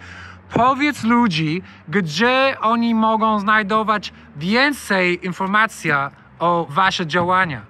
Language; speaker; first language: Polish; non-native, fluent; English